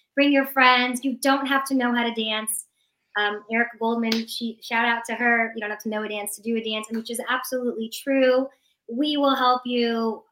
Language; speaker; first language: English; early bilingual, other home language; Persian